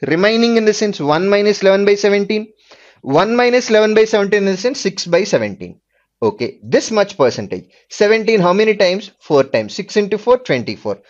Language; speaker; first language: English; non-native, local second language; Telugu